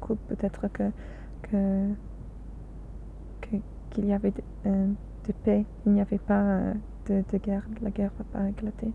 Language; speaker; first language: French; non-native, learner; English